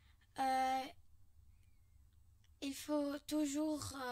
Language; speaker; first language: French; non-native, local second language; Arabic